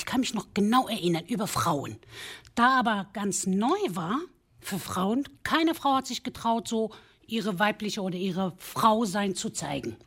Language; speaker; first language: German; early bilingual, other home language; Kurdish